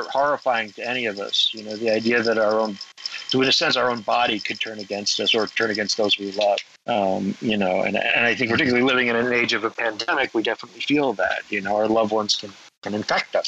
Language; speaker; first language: English; native; English